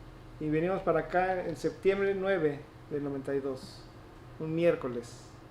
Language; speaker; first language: Spanish; native; Spanish